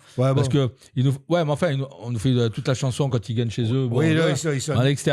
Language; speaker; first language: French; native; French